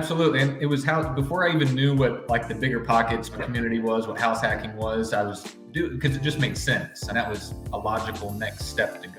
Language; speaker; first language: English; native; English